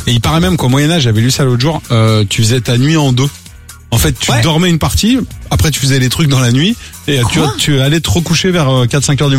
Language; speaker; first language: French; native; French